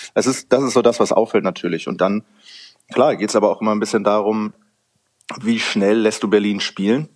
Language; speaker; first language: German; native; German